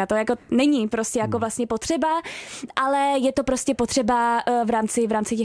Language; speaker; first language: Czech; native; Czech